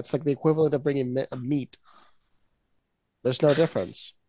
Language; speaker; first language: English; non-native, local second language; Spanish